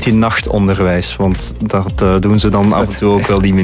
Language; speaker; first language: Dutch; native; Dutch